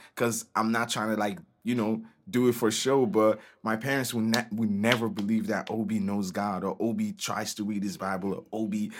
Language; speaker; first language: English; non-native, local second language; Igbo